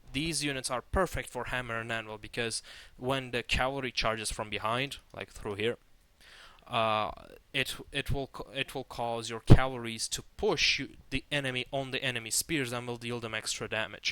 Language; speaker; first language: English; non-native, fluent; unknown